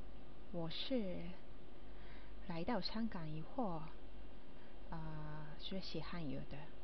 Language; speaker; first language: Chinese; non-native, learner; Japanese